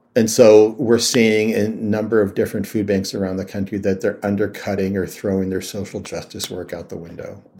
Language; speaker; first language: English; native; English